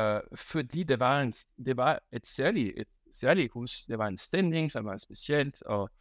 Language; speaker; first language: Danish; non-native, fluent; French